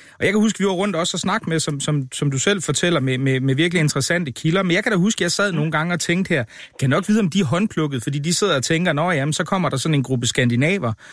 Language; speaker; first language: Danish; native; Danish